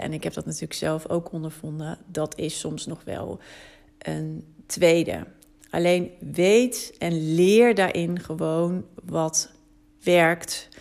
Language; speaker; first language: Dutch; native; Dutch